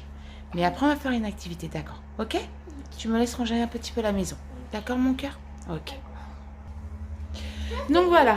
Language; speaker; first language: French; native; French